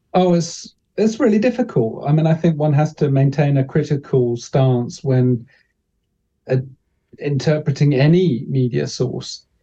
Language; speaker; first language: English; native; English